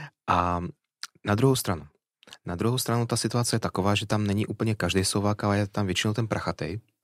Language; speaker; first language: Slovak; non-native, learner; Russian